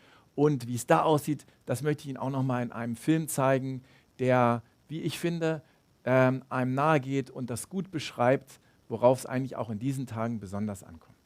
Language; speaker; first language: German; native; German